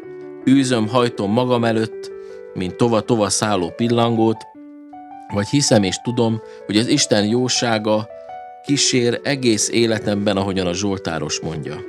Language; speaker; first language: Hungarian; native; Hungarian